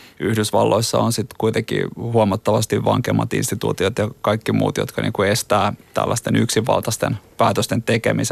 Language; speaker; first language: Finnish; native; Finnish